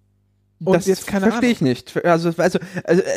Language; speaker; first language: German; native; German